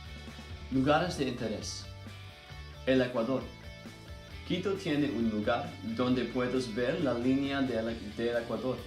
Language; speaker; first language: Spanish; non-native, learner; English